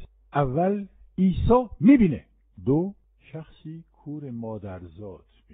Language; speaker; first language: Persian; non-native, fluent; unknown